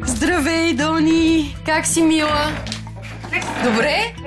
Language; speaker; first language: Bulgarian; native; Bulgarian